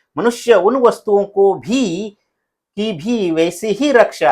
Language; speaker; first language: Hindi; non-native, local second language; Marathi